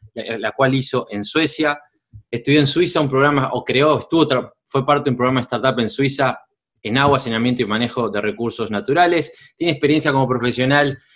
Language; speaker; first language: Spanish; native; Spanish